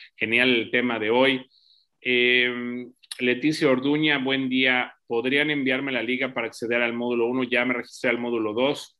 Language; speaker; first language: Spanish; native; Spanish